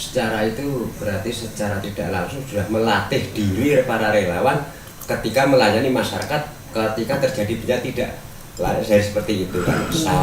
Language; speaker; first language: Indonesian; native; Indonesian